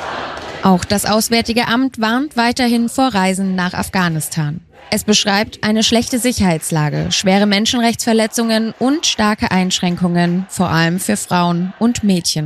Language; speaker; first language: German; native; German